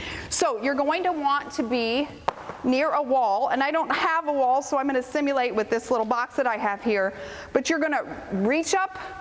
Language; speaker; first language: English; native; English